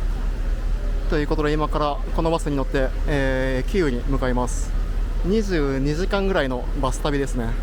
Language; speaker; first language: Japanese; native; Japanese